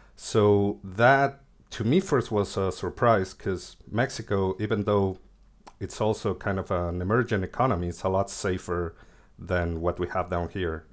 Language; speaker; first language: English; early bilingual, other home language; Spanish